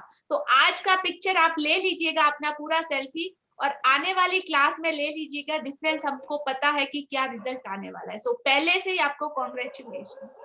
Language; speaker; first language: Hindi; native; Hindi